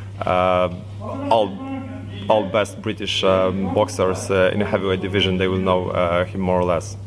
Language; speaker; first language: English; non-native, fluent; Polish